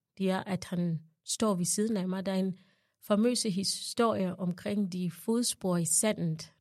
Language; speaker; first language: Danish; non-native, fluent; Ganda